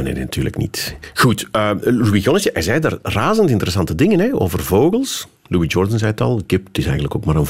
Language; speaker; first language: Dutch; native; Dutch